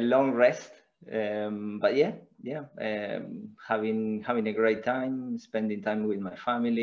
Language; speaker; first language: English; non-native, fluent; Spanish